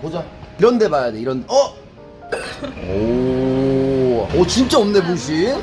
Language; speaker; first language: Korean; native; Korean